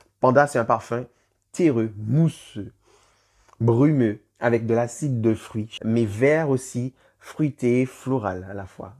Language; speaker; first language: French; native; French